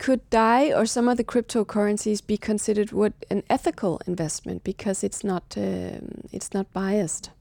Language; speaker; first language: English; non-native, fluent; Danish